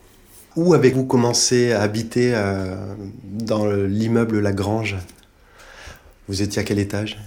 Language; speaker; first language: French; native; French